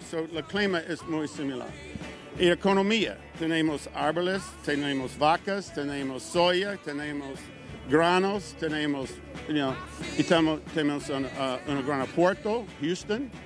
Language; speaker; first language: Spanish; non-native, learner; English